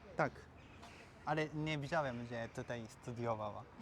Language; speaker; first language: Polish; non-native, learner; Japanese